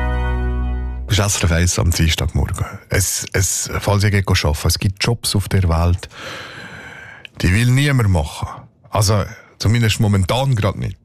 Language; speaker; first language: German; native; German